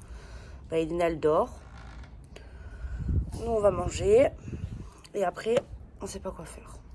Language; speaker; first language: French; native; French